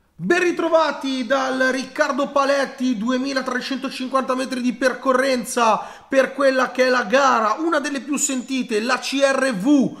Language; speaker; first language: Italian; native; Italian